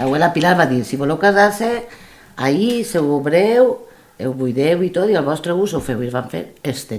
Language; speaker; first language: Catalan; native; Catalan